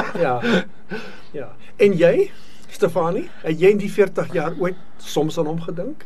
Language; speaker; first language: Afrikaans; native; Afrikaans